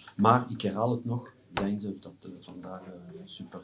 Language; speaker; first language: Dutch; non-native, local second language; French